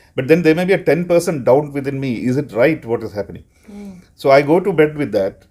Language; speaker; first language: English; non-native, local second language; Malayalam